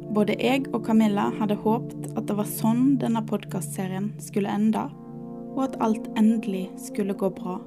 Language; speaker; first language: Norwegian; native; Norwegian